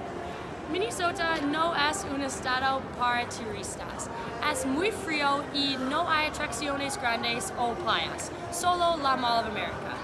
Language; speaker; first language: Spanish; non-native, learner; English